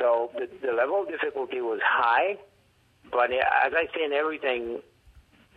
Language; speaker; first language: English; non-native, fluent; Haitian Creole